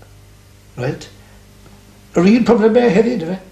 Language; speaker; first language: Welsh; native; Welsh